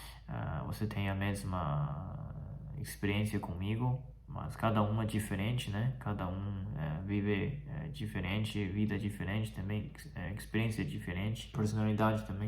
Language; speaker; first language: Portuguese; non-native, fluent; Chinese